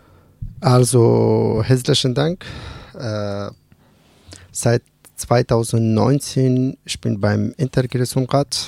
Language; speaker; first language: German; non-native, learner; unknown